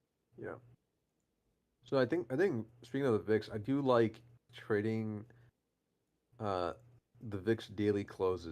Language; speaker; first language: English; native; English